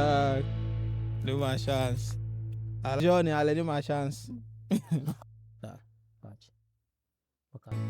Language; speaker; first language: Polish; non-native, learner; English